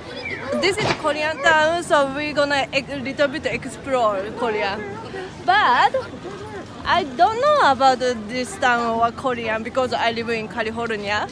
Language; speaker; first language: English; non-native, fluent; Japanese